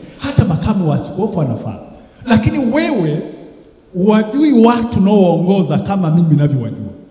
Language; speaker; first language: Swahili; native; Swahili